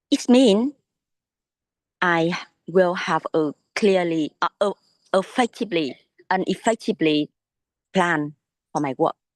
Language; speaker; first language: English; non-native, learner; Vietnamese